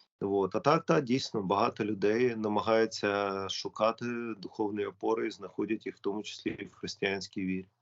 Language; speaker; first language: Ukrainian; non-native, local second language; Russian